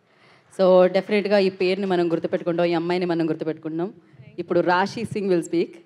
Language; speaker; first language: Telugu; native; Telugu